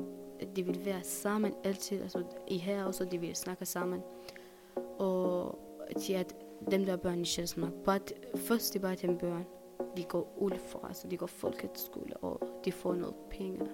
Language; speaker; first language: Danish; non-native, learner; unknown